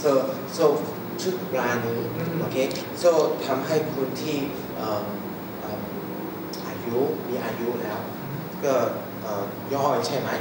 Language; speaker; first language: Thai; non-native, learner; Chinese